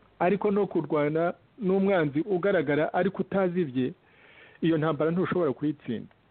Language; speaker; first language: Kinyarwanda; early bilingual, heritage; Kinyarwanda